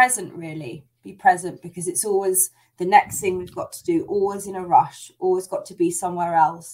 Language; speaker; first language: English; native; English